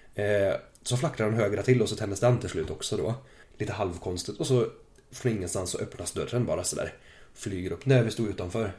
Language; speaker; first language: Swedish; early bilingual, other home language; German